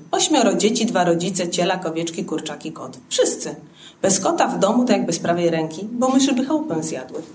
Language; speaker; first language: Polish; native; Polish